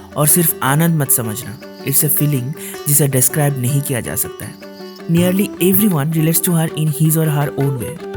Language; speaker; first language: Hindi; non-native, local second language; Bangla